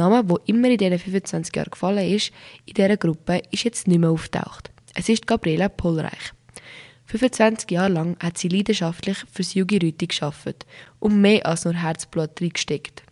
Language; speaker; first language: German; native; German